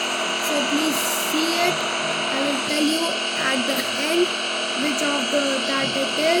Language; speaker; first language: English; non-native, learner; Hindi